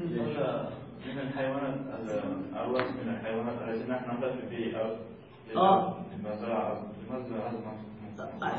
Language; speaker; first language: Arabic; non-native, learner; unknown